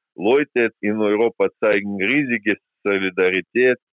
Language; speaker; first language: German; non-native, fluent; Ukrainian